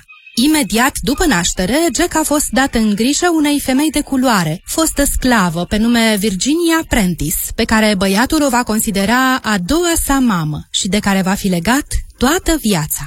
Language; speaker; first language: Romanian; native; Romanian